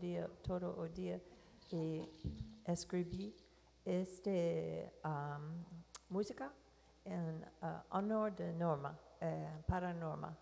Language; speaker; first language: Portuguese; non-native, learner; English